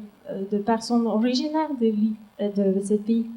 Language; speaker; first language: French; non-native, learner; Turkish